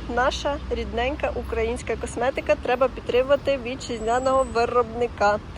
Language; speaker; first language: Ukrainian; non-native, local second language; Russian